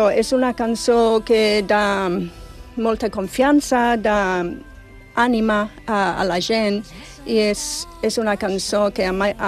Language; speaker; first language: Catalan; non-native, fluent; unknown